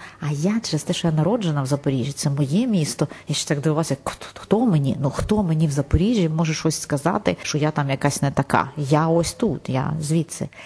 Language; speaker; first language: Ukrainian; non-native, local second language; Russian